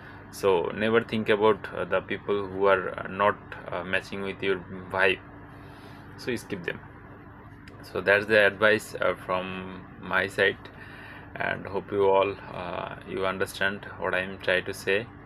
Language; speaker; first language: English; non-native, local second language; Bangla